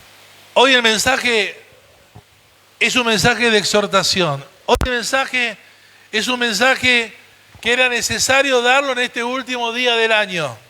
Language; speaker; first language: Spanish; native; Spanish